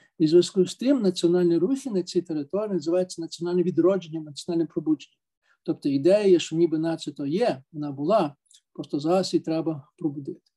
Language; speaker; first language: Ukrainian; native; Ukrainian